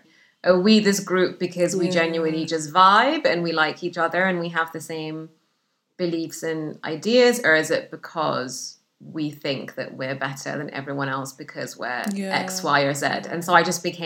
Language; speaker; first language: English; non-native, fluent; Arabic